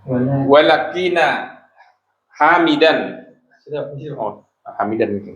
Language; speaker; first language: Arabic; non-native, learner; Indonesian